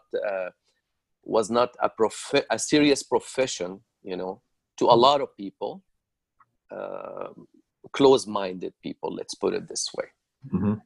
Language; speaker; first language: English; non-native, fluent; Arabic